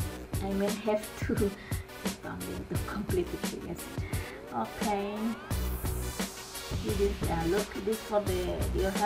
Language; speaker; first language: English; non-native, learner; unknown